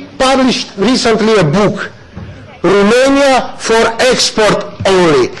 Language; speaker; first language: English; non-native, fluent; Romanian